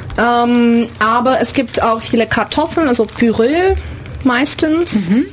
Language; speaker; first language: German; non-native, fluent; Romanian